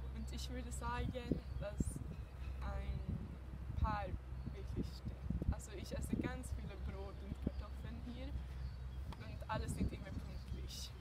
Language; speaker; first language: German; non-native, learner; Swedish